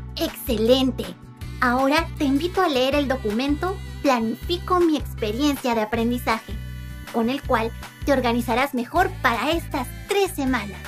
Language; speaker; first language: Spanish; native; Spanish